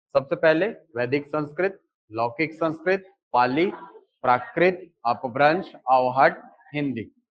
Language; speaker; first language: Hindi; native; Hindi